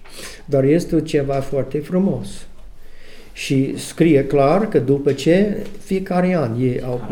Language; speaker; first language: Romanian; non-native, learner; English